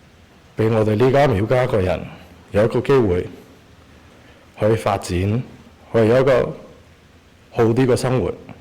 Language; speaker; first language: Cantonese; early bilingual, heritage; Cantonese